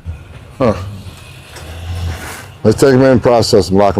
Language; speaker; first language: English; native; English